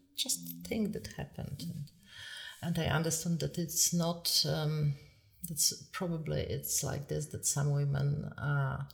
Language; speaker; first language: English; non-native, fluent; Polish